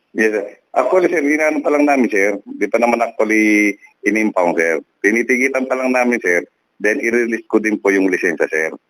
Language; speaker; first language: Filipino; native; Filipino